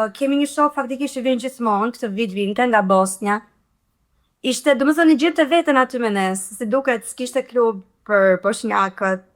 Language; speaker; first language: Albanian; early bilingual, heritage; Albanian